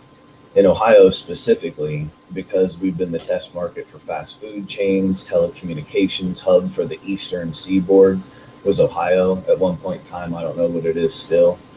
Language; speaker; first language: English; native; English